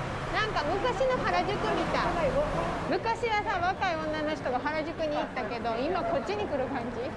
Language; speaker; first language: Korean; non-native, learner; Japanese